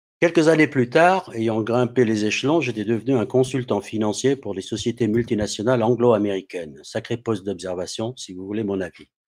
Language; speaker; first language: French; non-native, fluent; English